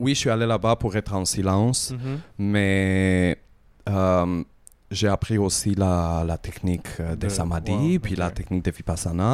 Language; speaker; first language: French; native; French